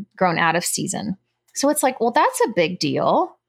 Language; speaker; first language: English; native; English